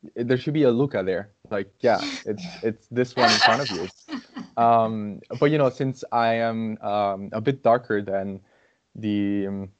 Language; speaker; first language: English; non-native, fluent; Portuguese